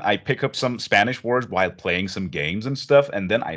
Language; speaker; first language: English; non-native, fluent; Persian